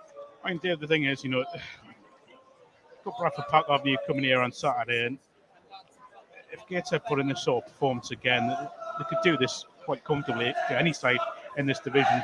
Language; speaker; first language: English; native; English